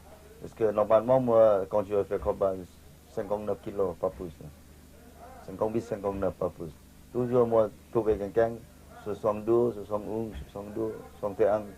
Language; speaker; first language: French; non-native, learner; Thai